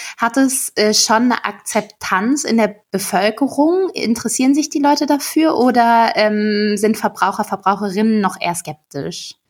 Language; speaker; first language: German; native; German